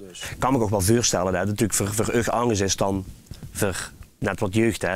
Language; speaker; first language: Dutch; native; Dutch